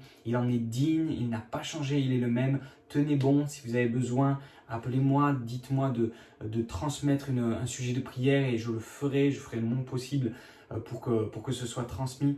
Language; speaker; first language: French; native; French